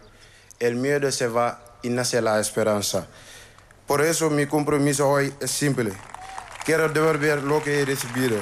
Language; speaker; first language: Spanish; non-native, learner; Wolof